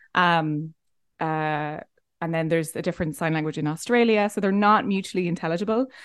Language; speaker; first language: English; native; English